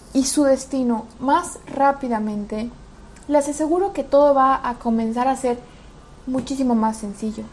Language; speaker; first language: Spanish; early bilingual, other home language; Russian